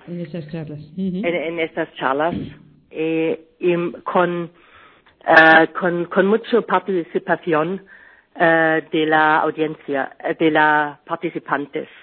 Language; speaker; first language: Spanish; non-native, learner; German